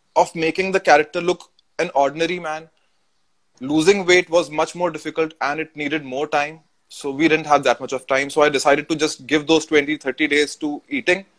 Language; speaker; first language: English; non-native, local second language; Hindi